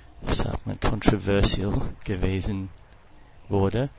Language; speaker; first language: German; non-native, fluent; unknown